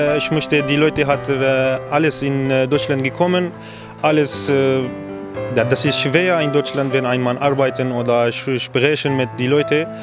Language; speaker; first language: German; non-native, learner; Kurdish